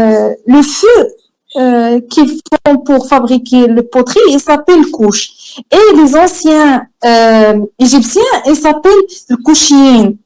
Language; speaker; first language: French; non-native, learner; Arabic